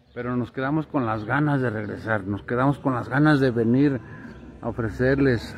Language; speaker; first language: Spanish; native; Spanish